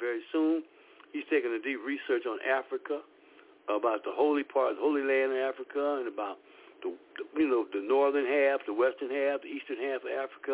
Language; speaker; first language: English; native; English